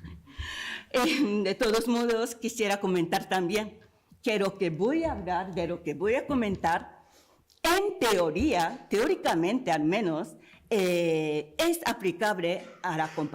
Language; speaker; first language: Spanish; non-native, fluent; Japanese